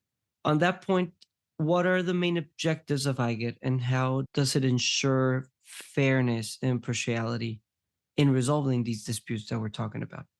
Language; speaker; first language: English; non-native, fluent; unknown